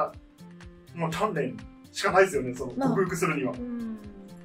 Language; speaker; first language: Japanese; native; Japanese